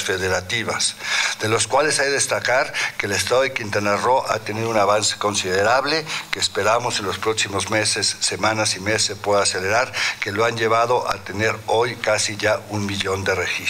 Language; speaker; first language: Spanish; native; Spanish